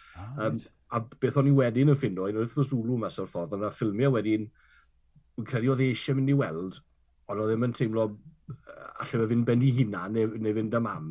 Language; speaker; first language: Welsh; native; Welsh